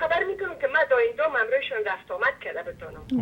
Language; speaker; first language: Persian; native; Persian